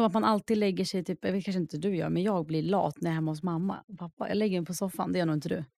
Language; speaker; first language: Swedish; native; Swedish